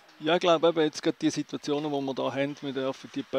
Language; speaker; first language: German; native; German